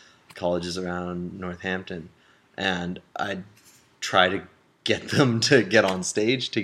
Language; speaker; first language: English; native; English